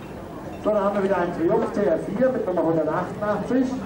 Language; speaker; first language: German; native; German